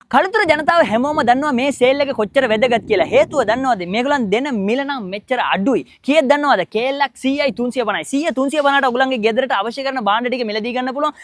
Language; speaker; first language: Sinhala; non-native, local second language; Tamil